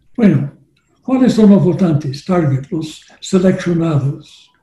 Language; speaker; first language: Spanish; non-native, learner; English